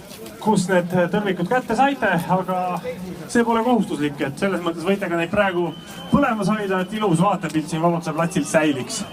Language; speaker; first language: Estonian; native; Estonian